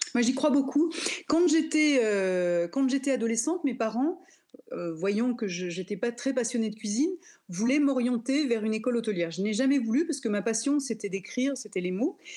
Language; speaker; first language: French; native; French